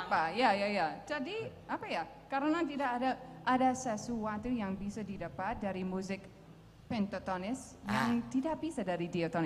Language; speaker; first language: Indonesian; non-native, fluent; English